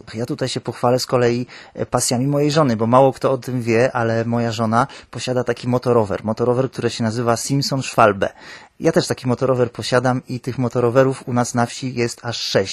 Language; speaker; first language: Polish; native; Polish